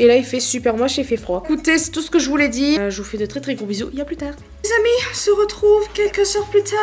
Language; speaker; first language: French; native; French